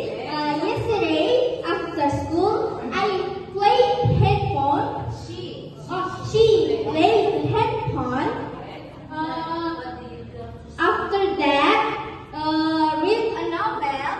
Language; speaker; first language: English; non-native, learner; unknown